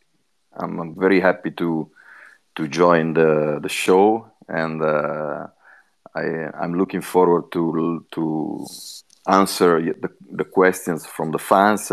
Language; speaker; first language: English; non-native, fluent; Italian